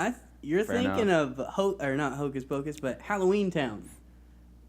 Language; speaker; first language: English; native; English